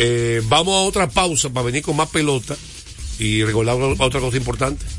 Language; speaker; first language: Spanish; native; Spanish